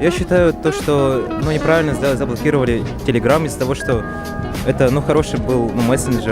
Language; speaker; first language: Russian; native; Russian